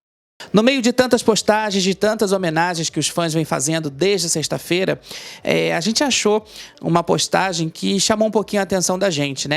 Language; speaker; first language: Portuguese; native; Portuguese